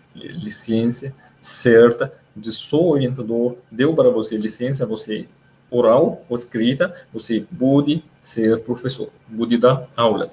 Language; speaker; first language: Portuguese; non-native, learner; Arabic